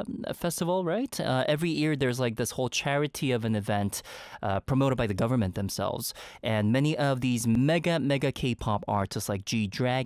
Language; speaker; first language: English; early bilingual, other home language; Korean